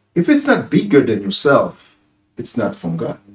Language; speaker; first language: English; non-native, fluent; Haitian Creole